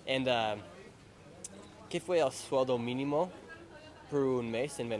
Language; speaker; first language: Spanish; non-native, learner; English